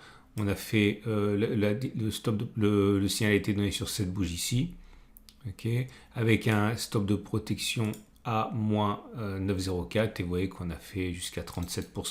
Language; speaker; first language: French; native; French